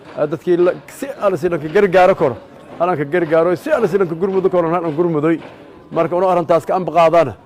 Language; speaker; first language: Somali; non-native, local second language; Maay